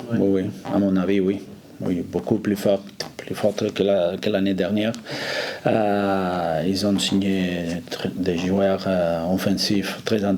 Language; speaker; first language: French; non-native, fluent; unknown